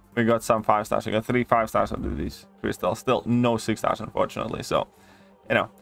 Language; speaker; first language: English; non-native, fluent; Latvian